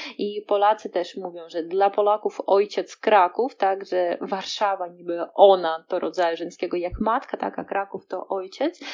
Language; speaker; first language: Polish; non-native, fluent; Russian